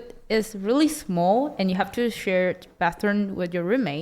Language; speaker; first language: English; non-native, learner; Chinese